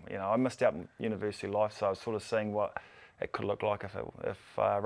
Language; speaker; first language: English; native; English